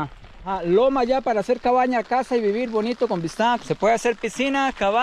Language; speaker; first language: Spanish; native; Spanish